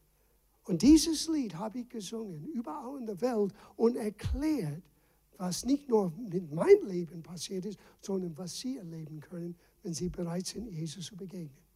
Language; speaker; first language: German; non-native, fluent; English